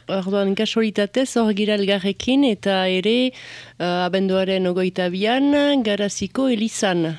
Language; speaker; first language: Basque; early bilingual, heritage; Basque